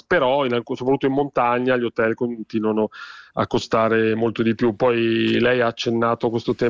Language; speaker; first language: Italian; native; Italian